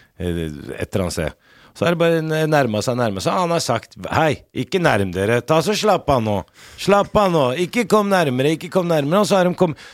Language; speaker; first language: Norwegian; early bilingual, other home language; Arabic